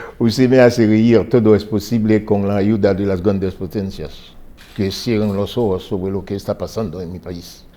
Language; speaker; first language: Spanish; non-native, fluent; Haitian Creole